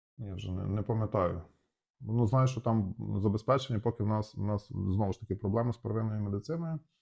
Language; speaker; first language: Ukrainian; native; Ukrainian